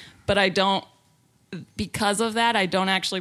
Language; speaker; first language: English; native; English